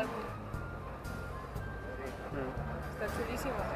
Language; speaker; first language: Spanish; native; Spanish